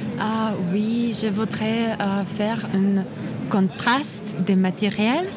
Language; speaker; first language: French; non-native, learner; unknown